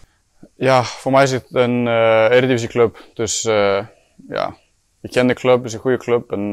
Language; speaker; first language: Dutch; non-native, fluent; Icelandic